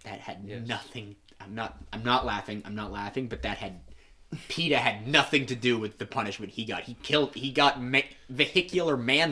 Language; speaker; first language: English; native; English